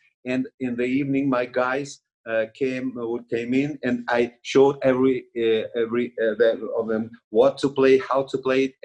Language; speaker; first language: English; non-native, learner; Russian